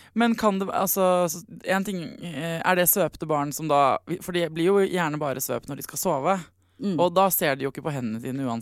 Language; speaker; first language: Norwegian; native; Norwegian